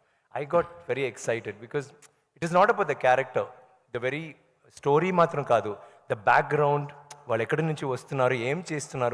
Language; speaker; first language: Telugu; non-native, learner; Tamil